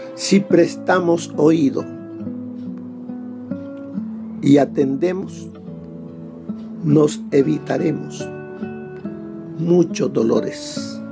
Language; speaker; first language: Spanish; native; Spanish